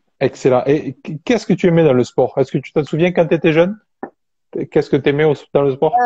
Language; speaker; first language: French; native; French